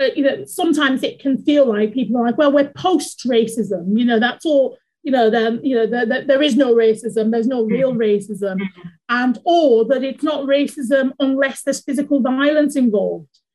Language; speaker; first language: English; native; English